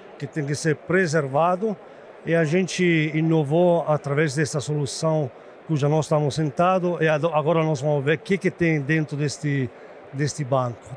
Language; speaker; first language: Portuguese; non-native, fluent; Italian